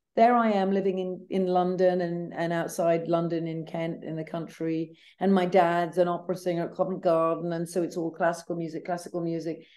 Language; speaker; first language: English; native; English